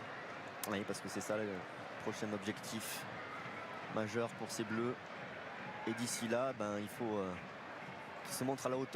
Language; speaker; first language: French; native; French